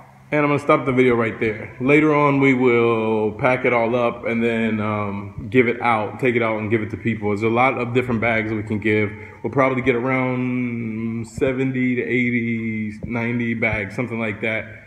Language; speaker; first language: English; native; English